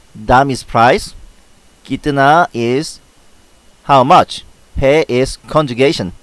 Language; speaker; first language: English; non-native, fluent; Korean